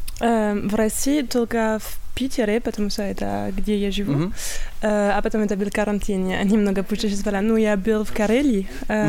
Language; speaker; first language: Russian; non-native, learner; French